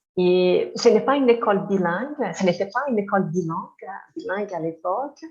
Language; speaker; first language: French; non-native, fluent; Portuguese